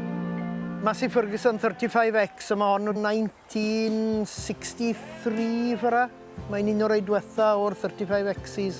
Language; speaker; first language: Welsh; native; Welsh